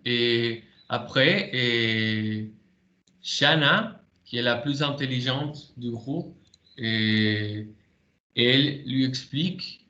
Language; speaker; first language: French; non-native, fluent; Spanish